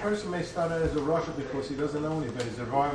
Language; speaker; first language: English; native; English